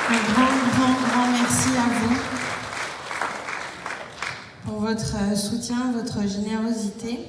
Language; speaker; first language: French; native; French